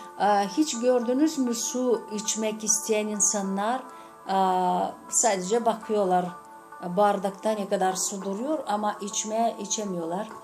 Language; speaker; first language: Turkish; non-native, fluent; Gagauz